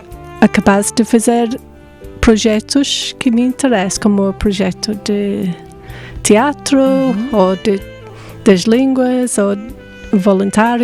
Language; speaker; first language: Portuguese; non-native, fluent; English